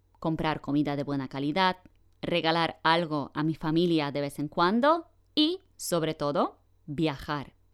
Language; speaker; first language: Spanish; non-native, fluent; Polish